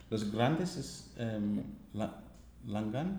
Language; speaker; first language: Spanish; non-native, learner; English